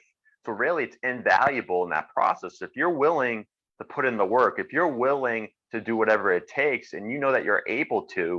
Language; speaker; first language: English; native; English